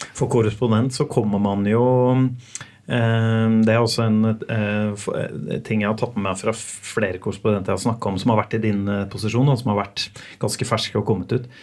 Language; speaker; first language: Norwegian; native; Norwegian